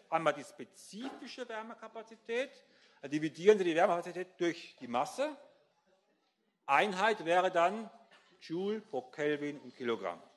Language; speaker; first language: German; native; German